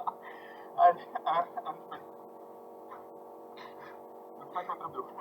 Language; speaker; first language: French; native; French